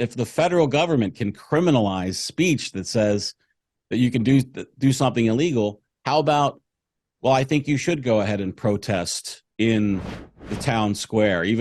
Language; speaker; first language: English; native; English